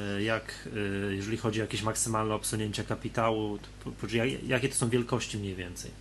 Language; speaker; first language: Polish; native; Polish